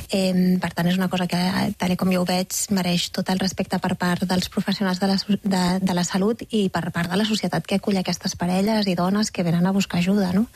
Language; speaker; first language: Catalan; native; Catalan